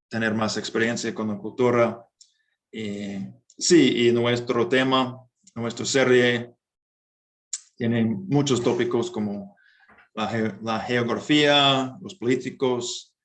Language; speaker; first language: Spanish; non-native, fluent; English